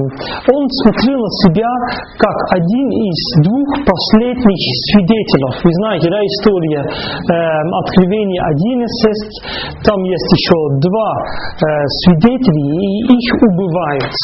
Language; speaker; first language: Russian; non-native, fluent; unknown